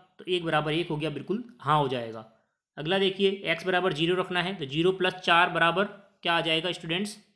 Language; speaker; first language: Hindi; native; Hindi